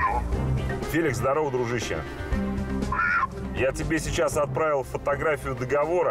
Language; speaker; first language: Russian; native; Russian